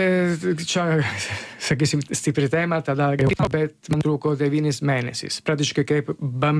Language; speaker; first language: Lithuanian; non-native, learner; Italian